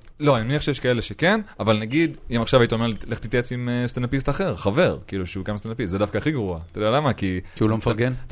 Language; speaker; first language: Hebrew; native; Hebrew